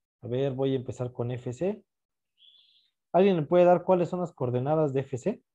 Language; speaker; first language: Spanish; native; Spanish